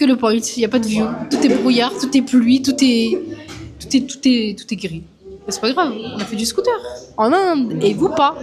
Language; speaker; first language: French; native; French